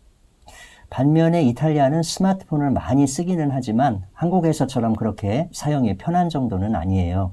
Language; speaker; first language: Korean; native; Korean